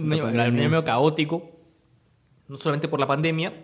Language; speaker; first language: Spanish; native; Spanish